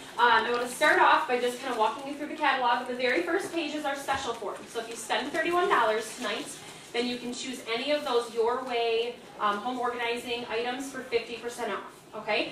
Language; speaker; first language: English; native; English